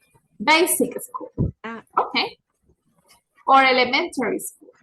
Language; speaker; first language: English; non-native, fluent; Spanish